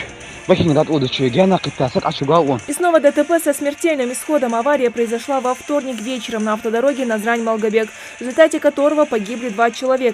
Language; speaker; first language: Russian; native; Russian